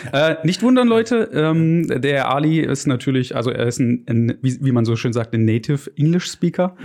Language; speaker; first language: German; native; German